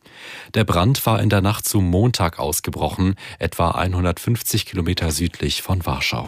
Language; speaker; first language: German; native; German